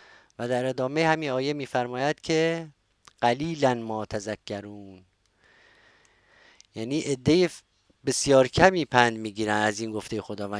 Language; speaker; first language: Persian; native; Persian